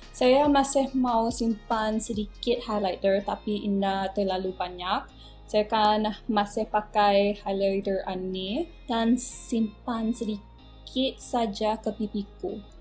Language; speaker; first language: Malay; non-native, local second language; English